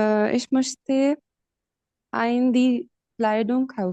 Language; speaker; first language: German; non-native, learner; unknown